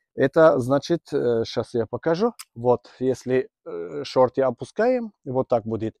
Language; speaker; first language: Russian; non-native, learner; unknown